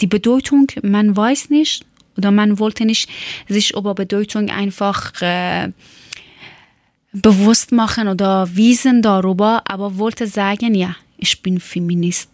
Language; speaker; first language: German; non-native, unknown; Persian